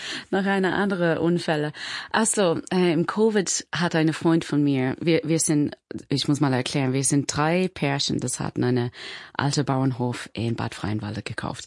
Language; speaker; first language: German; non-native, learner; English